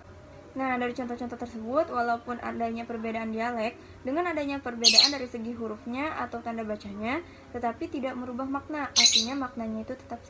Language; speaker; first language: Indonesian; native; Indonesian